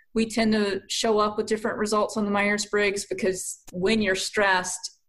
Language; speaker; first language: English; native; English